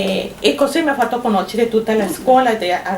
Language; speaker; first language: Italian; non-native, learner; Spanish